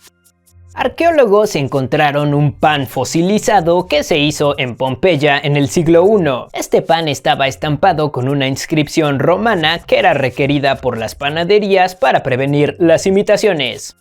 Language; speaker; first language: Spanish; native; Spanish